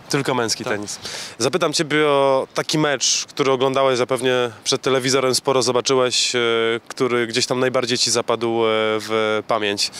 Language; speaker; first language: Polish; native; Polish